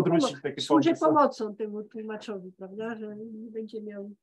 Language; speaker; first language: Polish; early bilingual, heritage; Polish